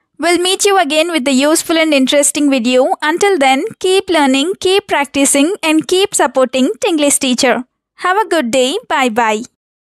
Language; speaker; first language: English; non-native, local second language; Telugu